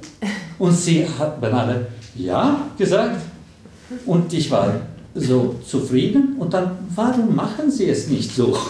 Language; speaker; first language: German; non-native, fluent; Swedish